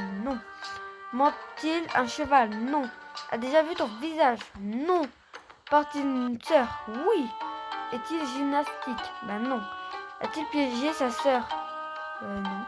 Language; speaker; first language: French; native; French